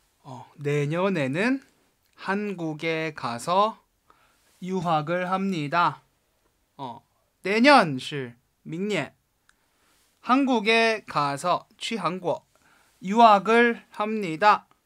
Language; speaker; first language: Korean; non-native, fluent; Chinese